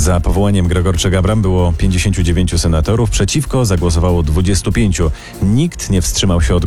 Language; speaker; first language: Polish; native; Polish